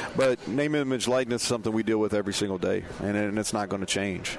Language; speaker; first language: English; native; English